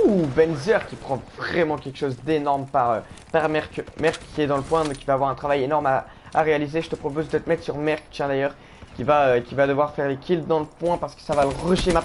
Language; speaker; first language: French; native; French